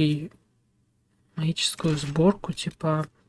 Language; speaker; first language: Russian; native; Russian